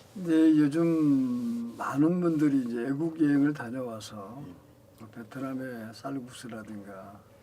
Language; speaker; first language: Korean; native; Korean